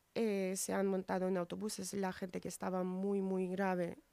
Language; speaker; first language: Spanish; non-native, fluent; Ukrainian